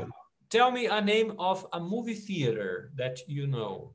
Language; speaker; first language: English; non-native, fluent; Portuguese